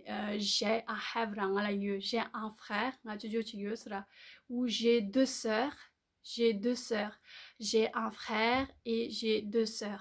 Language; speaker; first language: French; non-native, learner; Tibetan